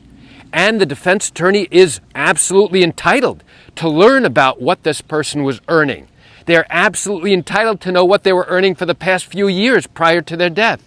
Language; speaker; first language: English; native; English